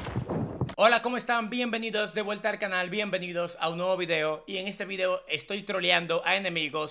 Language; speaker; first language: Spanish; native; Spanish